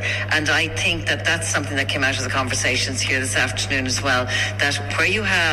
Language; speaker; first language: English; native; English